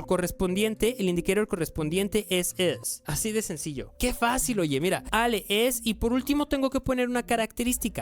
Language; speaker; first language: Spanish; native; Spanish